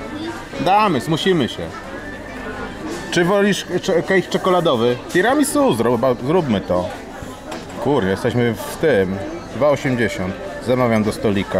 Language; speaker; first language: Polish; native; Polish